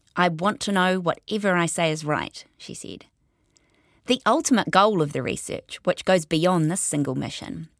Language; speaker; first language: English; native; English